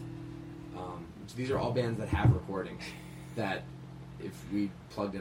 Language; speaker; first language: English; native; English